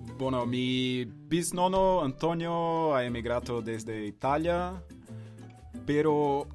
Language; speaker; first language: Italian; non-native, learner; Portuguese